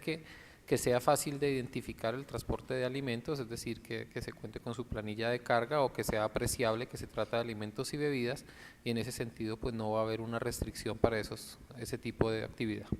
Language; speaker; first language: Spanish; native; Spanish